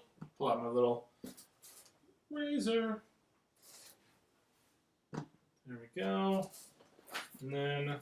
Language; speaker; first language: English; native; English